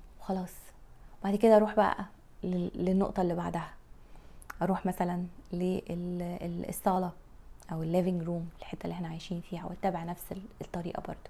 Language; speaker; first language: Arabic; native; Arabic